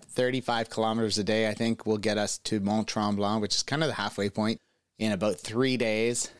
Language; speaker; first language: English; native; English